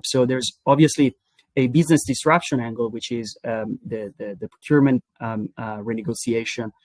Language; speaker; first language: English; non-native, fluent; Italian